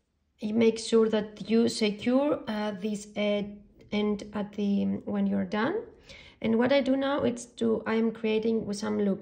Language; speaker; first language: English; non-native, fluent; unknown